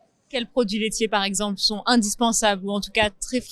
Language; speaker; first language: French; native; French